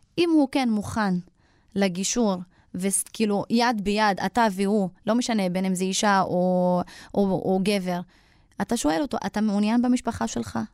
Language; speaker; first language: Hebrew; non-native, local second language; Arabic